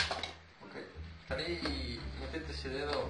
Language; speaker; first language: Spanish; native; Spanish